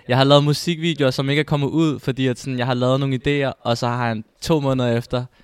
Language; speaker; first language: Danish; early bilingual, other home language; Spanish